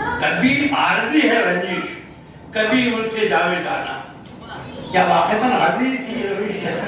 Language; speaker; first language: Urdu; non-native, local second language; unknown